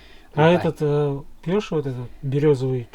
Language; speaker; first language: Russian; native; Russian